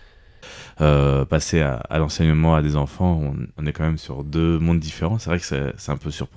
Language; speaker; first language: French; native; French